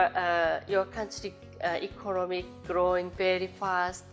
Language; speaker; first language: English; non-native, learner; Korean